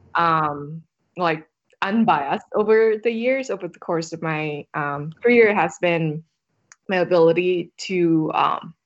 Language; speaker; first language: English; non-native, fluent; Vietnamese